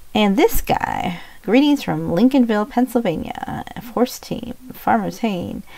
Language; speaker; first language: English; native; English